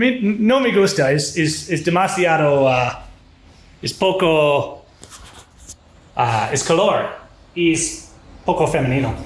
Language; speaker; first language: Spanish; non-native, learner; English